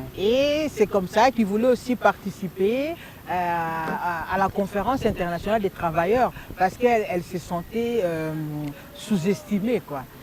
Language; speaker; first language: French; non-native, local second language; Lingala